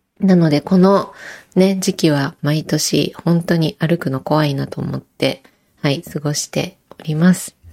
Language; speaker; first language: Japanese; native; Japanese